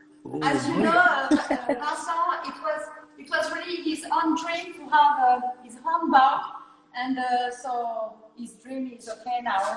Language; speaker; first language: English; non-native, learner; French